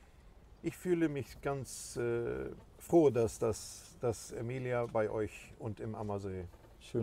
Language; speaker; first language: German; non-native, fluent; Swedish